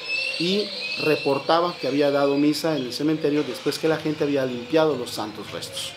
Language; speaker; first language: Spanish; native; Spanish